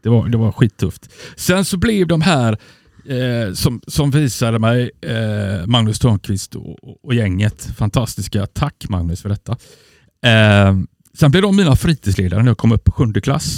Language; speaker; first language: Swedish; native; Swedish